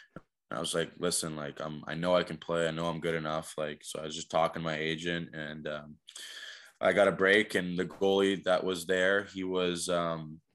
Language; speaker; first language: English; native; English